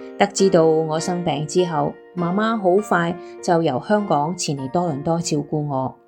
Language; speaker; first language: Chinese; non-native, local second language; Cantonese